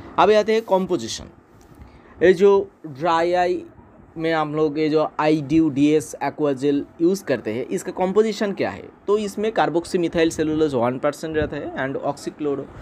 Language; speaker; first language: Hindi; non-native, local second language; Bangla